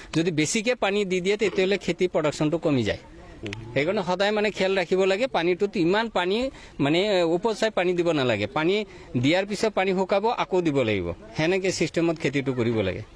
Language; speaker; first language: Assamese; non-native, local second language; Bangla